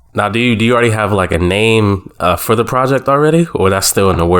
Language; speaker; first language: English; native; English